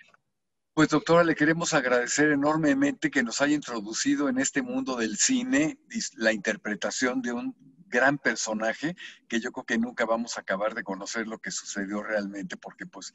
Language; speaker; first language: Spanish; native; Spanish